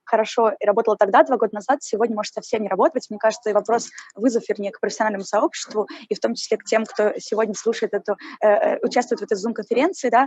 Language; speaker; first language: Russian; native; Russian